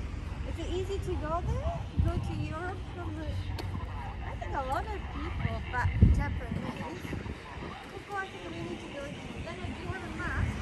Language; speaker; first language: English; non-native, fluent; Japanese